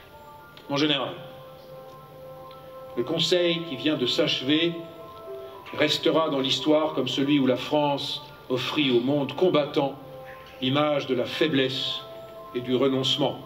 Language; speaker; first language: French; native; French